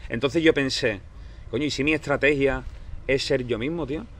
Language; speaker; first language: Spanish; native; Spanish